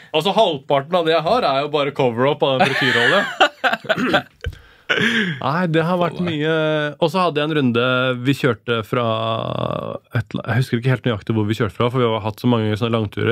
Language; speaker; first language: Norwegian; native; Norwegian